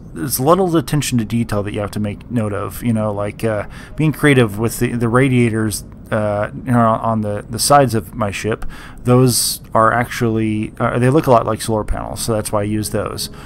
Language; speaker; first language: English; native; English